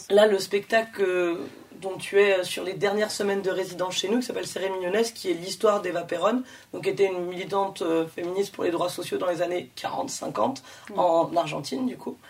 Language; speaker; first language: French; native; French